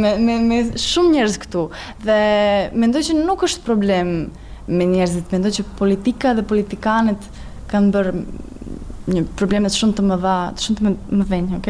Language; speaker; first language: Albanian; non-native, learner; Serbian